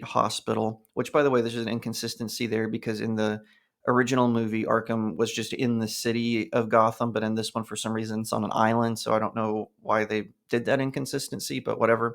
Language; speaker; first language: English; native; English